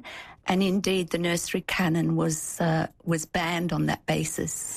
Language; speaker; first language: English; native; English